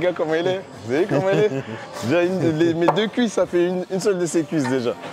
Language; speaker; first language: French; native; French